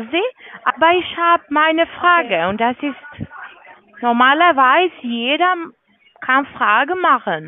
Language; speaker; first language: German; non-native, learner; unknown